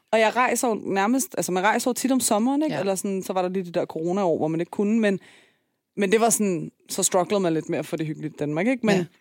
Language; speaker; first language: Danish; early bilingual, other home language; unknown